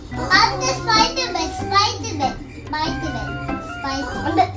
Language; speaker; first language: Korean; native; Korean